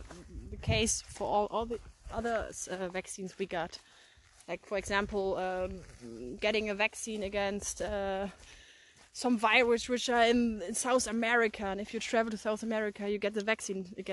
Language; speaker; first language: English; non-native, fluent; German